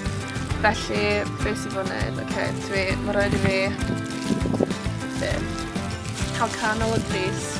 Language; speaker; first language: Welsh; non-native, local second language; English